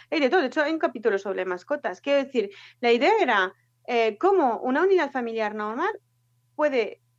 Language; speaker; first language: Spanish; non-native, fluent; French